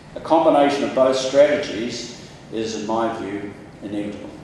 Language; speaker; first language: English; native; English